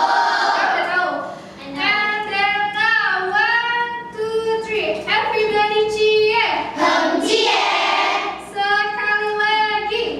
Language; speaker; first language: English; non-native, local second language; Indonesian